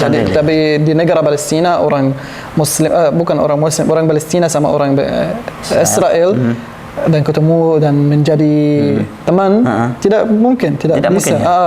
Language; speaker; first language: Indonesian; non-native, learner; Arabic